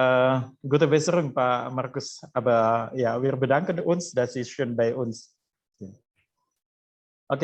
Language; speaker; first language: German; non-native, fluent; Indonesian